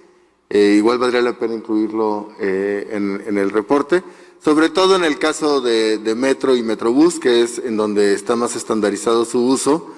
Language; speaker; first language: Spanish; native; Spanish